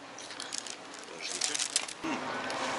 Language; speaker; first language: Russian; non-native, learner; English